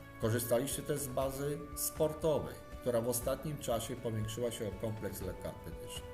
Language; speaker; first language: Polish; native; Polish